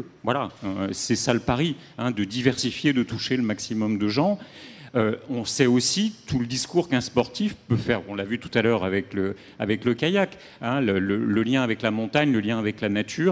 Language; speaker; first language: French; native; French